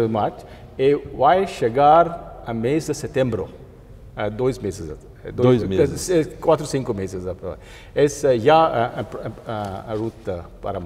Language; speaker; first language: Portuguese; non-native, fluent; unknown